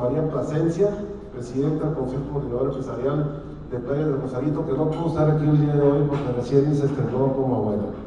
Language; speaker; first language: Spanish; native; Spanish